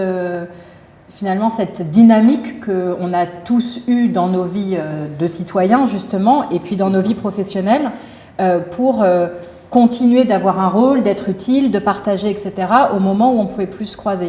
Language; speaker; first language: French; native; French